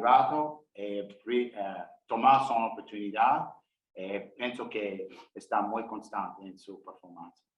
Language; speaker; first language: Spanish; non-native, learner; English